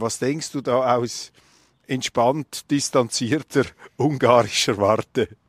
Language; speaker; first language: German; native; German